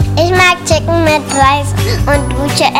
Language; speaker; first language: German; early bilingual, heritage; German